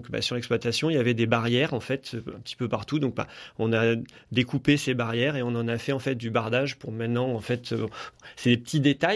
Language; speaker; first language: French; native; French